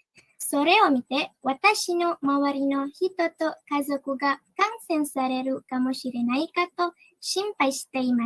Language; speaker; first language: Japanese; non-native, learner; Malay